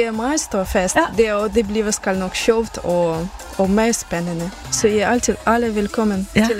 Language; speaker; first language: Danish; non-native, learner; Ukrainian